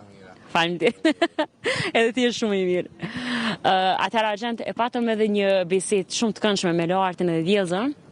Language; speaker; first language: Albanian; native; Albanian